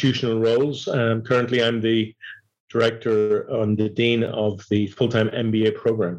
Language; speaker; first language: English; native; English